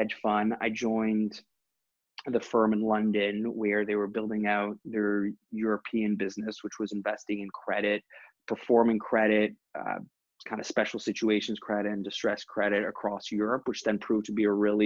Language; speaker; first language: English; native; English